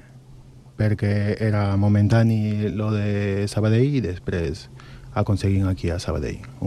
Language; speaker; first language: Catalan; non-native, fluent; Spanish